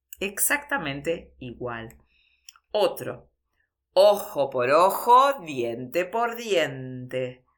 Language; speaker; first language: Spanish; early bilingual, heritage; Spanish